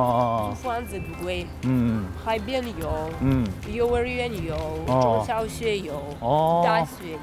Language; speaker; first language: Chinese; non-native, learner; Russian